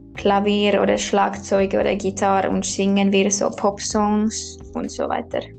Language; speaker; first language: German; non-native, learner; Finnish